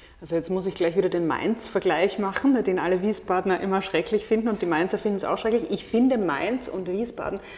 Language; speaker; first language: German; native; German